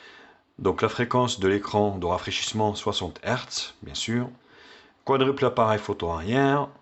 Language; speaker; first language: French; native; French